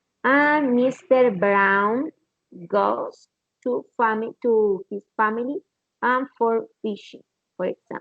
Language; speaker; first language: English; non-native, learner; Spanish